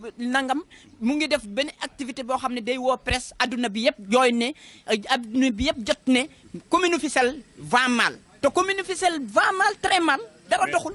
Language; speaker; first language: Wolof; non-native, local second language; Serer